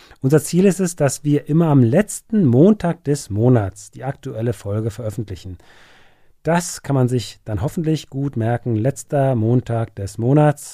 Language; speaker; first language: German; native; German